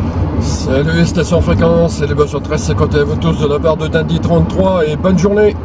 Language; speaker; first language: French; native; French